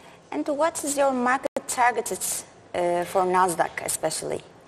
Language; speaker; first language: English; non-native, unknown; Turkish